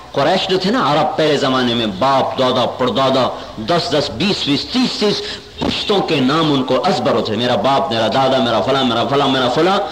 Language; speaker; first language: Urdu; non-native, local second language; Punjabi